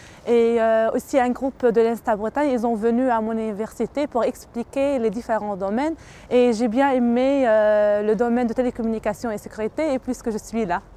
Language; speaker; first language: French; non-native, local second language; Arabic